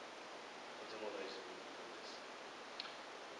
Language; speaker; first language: Japanese; non-native, fluent; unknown